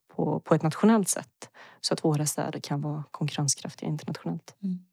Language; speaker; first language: Swedish; early bilingual, other home language; Bosnian